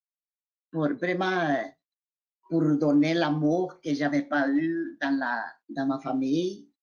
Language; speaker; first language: French; non-native, fluent; Spanish